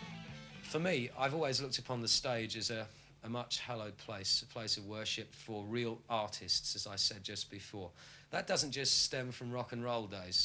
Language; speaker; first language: English; native; English